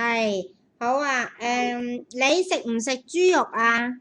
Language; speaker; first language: Chinese; native; Chinese